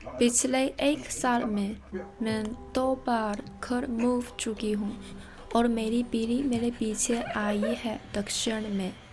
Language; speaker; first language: Hindi; non-native, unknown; Chinese